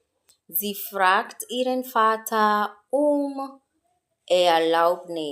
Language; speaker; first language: German; non-native, learner; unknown